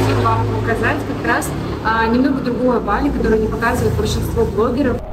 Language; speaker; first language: Russian; native; Russian